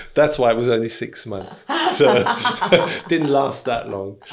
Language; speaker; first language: English; non-native, fluent; German